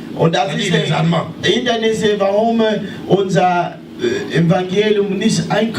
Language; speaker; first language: German; non-native, learner; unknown